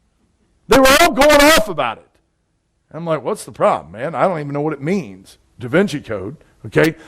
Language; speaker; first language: English; native; English